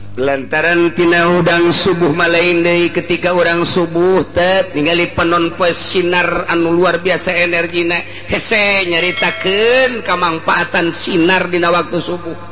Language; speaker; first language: Sundanese; native; Sundanese